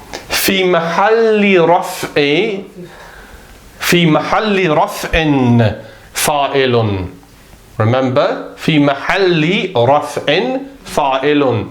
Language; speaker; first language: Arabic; non-native, fluent; English